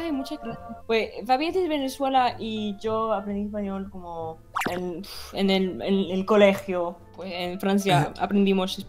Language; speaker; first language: Spanish; non-native, fluent; French